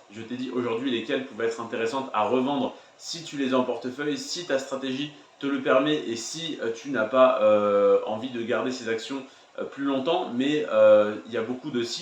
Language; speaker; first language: French; native; French